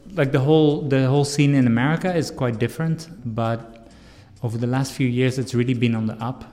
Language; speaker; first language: English; non-native, fluent; Dutch